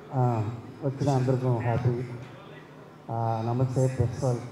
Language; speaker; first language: Telugu; non-native, learner; Tamil